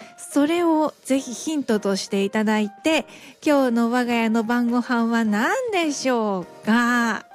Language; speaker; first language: Japanese; native; Japanese